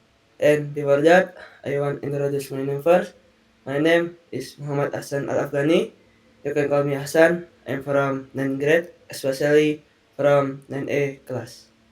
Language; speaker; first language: English; non-native, learner; Indonesian